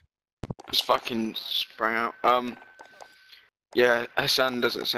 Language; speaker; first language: English; native; English